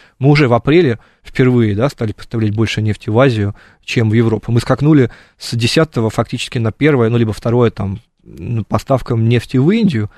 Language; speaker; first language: Russian; native; Russian